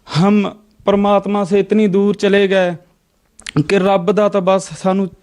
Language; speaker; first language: Hindi; non-native, local second language; Punjabi